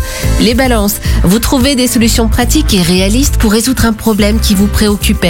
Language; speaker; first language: French; native; French